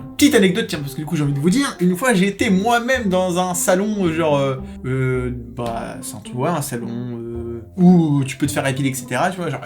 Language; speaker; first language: French; native; French